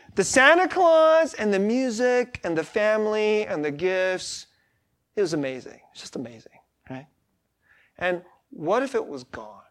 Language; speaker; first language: English; early bilingual, other home language; Korean